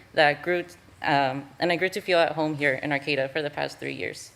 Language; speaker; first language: English; native; English